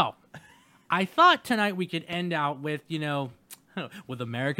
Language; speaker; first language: English; native; English